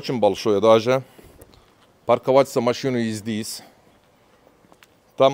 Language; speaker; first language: Russian; non-native, learner; Turkish